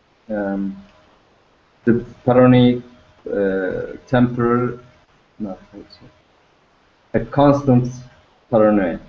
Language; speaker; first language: English; non-native, learner; Turkish